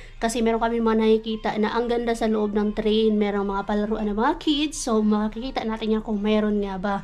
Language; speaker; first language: Filipino; non-native, local second language; Cebuano